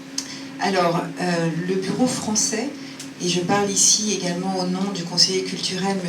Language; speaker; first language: French; native; French